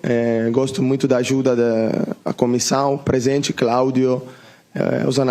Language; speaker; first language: Portuguese; non-native, learner; Italian